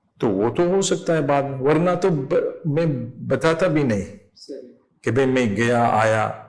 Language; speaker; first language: Urdu; non-native, fluent; English